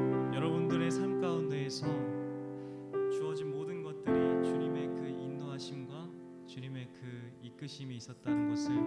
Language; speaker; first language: Korean; native; Korean